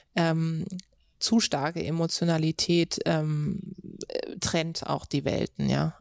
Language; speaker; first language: German; native; German